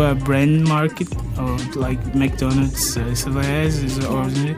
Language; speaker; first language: English; non-native, fluent; Portuguese